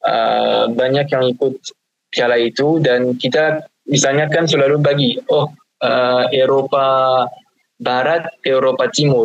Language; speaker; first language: Indonesian; non-native, fluent; French